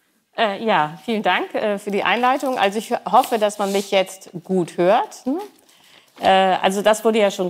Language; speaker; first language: German; native; German